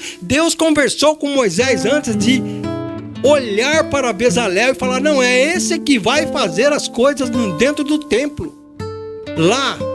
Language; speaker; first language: Portuguese; native; Portuguese